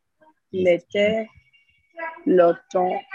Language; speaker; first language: French; non-native, learner; Spanish